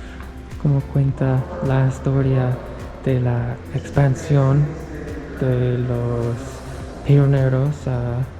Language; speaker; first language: Spanish; non-native, fluent; English